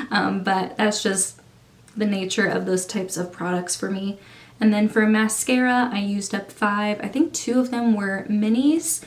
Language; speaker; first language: English; native; English